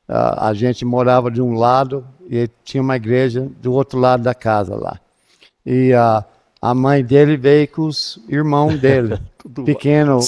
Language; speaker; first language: Portuguese; non-native, fluent; English